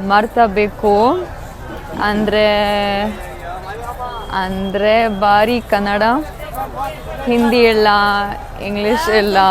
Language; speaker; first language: Kannada; non-native, learner; German